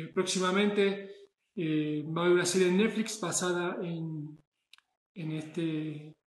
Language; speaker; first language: Spanish; native; Spanish